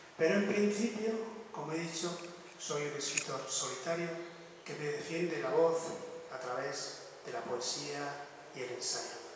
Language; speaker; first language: Spanish; non-native, local second language; Basque